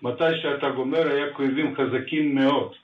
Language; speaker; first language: Hebrew; non-native, fluent; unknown